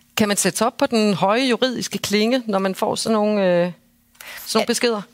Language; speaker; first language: Danish; native; Danish